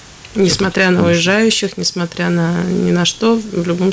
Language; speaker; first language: Russian; native; Russian